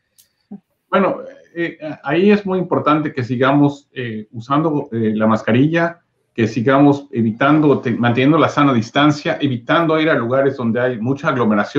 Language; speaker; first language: Spanish; native; Spanish